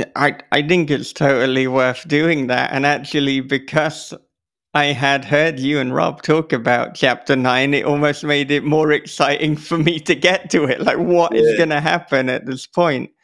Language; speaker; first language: English; native; English